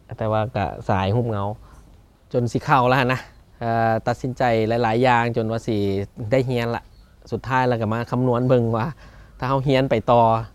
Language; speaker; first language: Lao; early bilingual, heritage; Lao